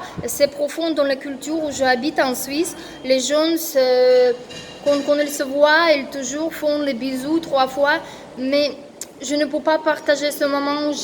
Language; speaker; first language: French; non-native, fluent; Russian